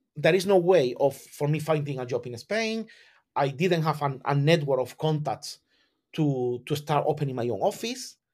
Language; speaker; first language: English; non-native, fluent; Spanish